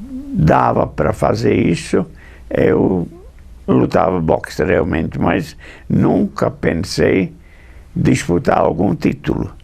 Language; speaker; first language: Portuguese; non-native, fluent; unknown